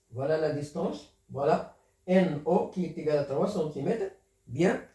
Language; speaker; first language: French; non-native, local second language; Arabic